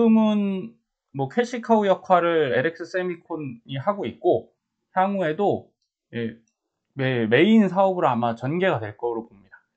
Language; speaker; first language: Korean; native; Korean